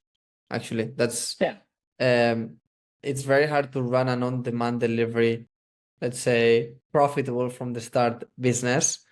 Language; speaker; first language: English; non-native, fluent; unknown